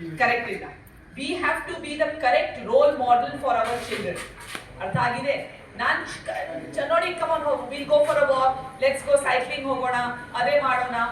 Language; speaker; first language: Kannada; non-native, learner; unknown